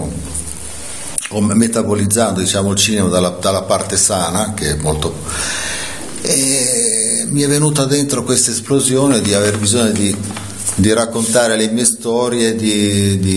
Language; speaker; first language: Italian; native; Italian